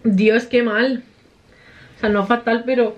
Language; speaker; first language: Spanish; native; Spanish